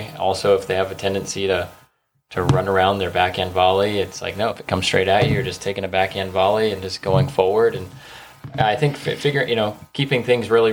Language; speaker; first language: English; native; English